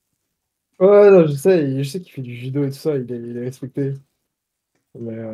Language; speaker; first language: French; native; French